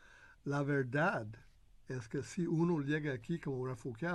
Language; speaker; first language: Spanish; non-native, fluent; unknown